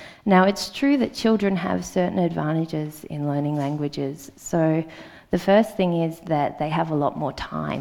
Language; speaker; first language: English; native; English